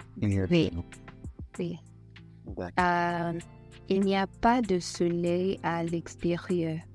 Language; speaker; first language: French; non-native, learner; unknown